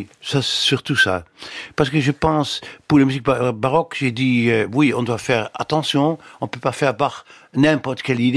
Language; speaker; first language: French; non-native, fluent; Dutch